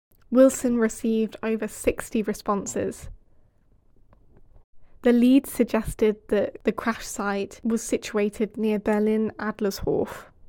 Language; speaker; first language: English; native; English